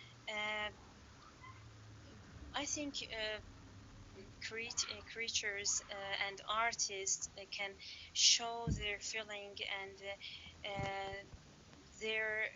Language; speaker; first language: English; non-native, learner; Persian